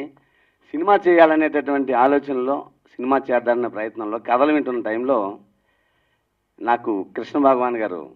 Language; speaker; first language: Telugu; native; Telugu